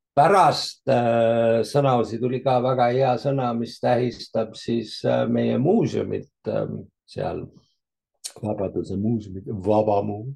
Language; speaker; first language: Estonian; early bilingual, heritage; Estonian